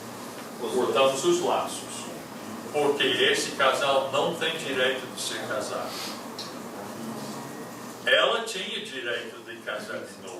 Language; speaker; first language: Portuguese; non-native, fluent; English